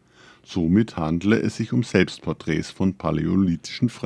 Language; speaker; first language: German; native; German